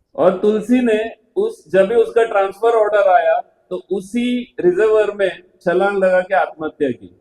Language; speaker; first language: Hindi; non-native, local second language; Marathi